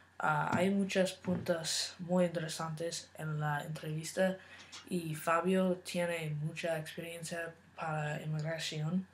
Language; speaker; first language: Spanish; non-native, learner; English